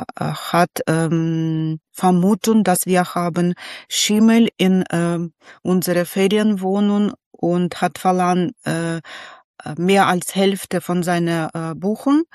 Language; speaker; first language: German; non-native, learner; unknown